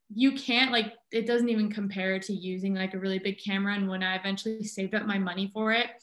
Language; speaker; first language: English; native; English